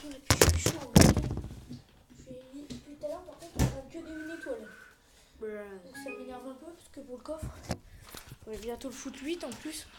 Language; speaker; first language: French; native; French